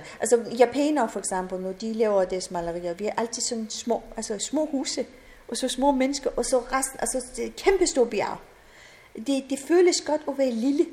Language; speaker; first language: Danish; non-native, fluent; Persian